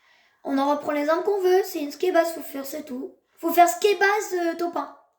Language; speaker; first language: French; native; French